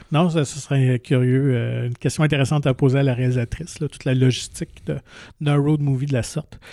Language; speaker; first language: French; native; French